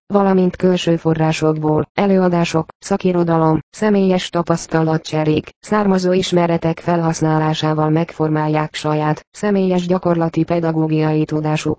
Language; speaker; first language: Hungarian; native; Hungarian